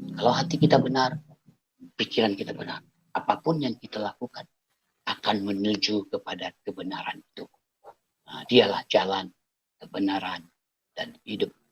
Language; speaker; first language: Indonesian; non-native, local second language; Achinese